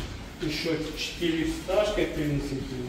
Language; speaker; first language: Russian; non-native, learner; Tajik